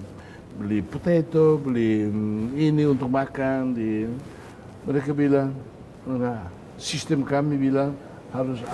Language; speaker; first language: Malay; non-native, fluent; Tetum